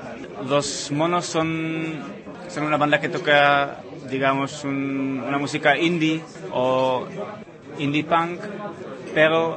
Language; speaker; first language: Spanish; non-native, fluent; Czech